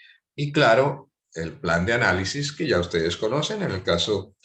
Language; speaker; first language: Spanish; native; Spanish